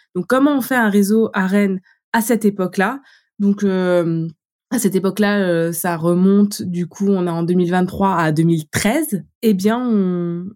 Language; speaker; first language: French; native; French